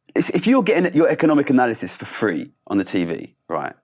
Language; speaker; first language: English; native; English